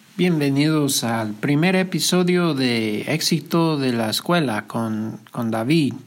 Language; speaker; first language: Spanish; non-native, fluent; English